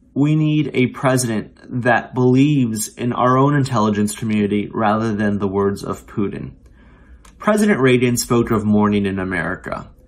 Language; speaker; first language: English; native; English